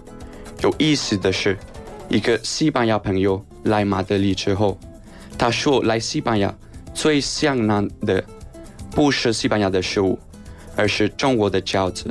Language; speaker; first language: Chinese; non-native, fluent; Spanish